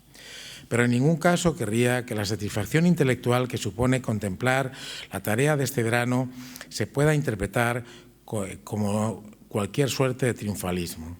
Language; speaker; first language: Spanish; native; Spanish